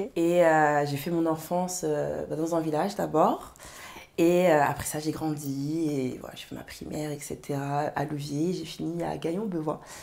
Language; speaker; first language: French; early bilingual, other home language; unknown